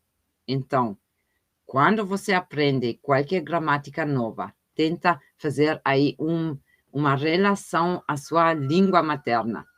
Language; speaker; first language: Portuguese; non-native, fluent; German